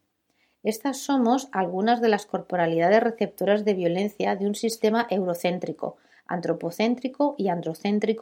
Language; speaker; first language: Spanish; native; Spanish